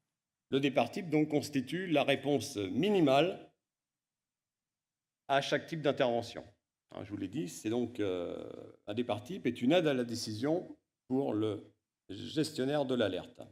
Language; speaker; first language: French; native; French